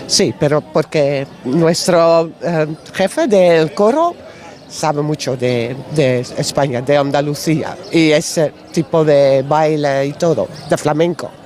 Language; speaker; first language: Spanish; non-native, learner; Dutch